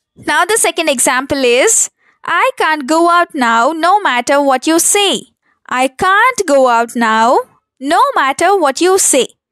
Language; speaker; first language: English; non-native, local second language; Telugu